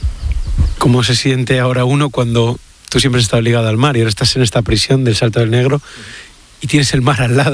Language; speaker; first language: Spanish; non-native, local second language; Fula